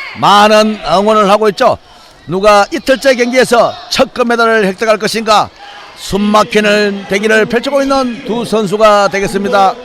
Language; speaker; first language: Korean; native; Korean